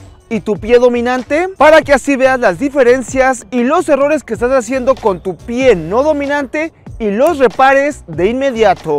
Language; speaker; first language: Spanish; native; Spanish